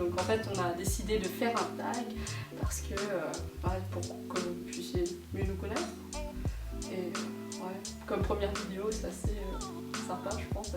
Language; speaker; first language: French; native; French